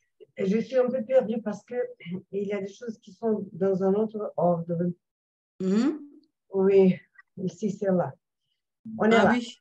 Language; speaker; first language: French; non-native, fluent; Portuguese